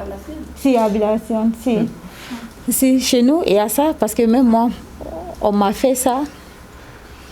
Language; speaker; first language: French; non-native, local second language; Susu